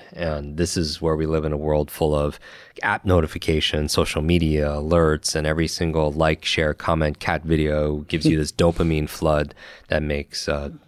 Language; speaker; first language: English; native; English